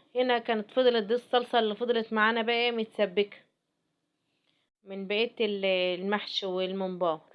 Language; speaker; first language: Arabic; native; Arabic